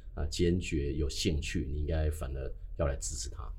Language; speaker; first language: Chinese; native; Chinese